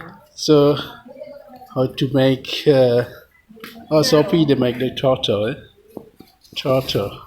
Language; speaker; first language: English; non-native, learner; Indonesian